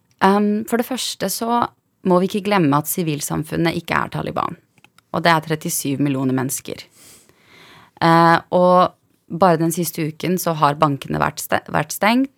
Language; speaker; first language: Norwegian; early bilingual, other home language; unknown